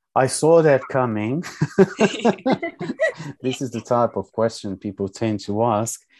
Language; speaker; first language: English; non-native, fluent; Portuguese